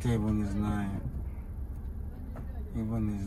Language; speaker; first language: Russian; non-native, learner; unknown